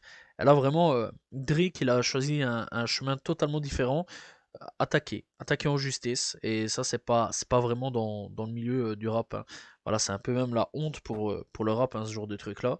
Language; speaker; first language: French; native; French